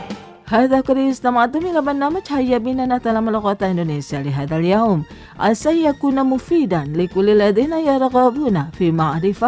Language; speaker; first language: Arabic; non-native, fluent; Indonesian